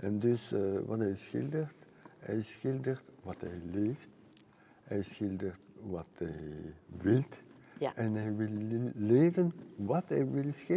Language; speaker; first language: Dutch; non-native, local second language; French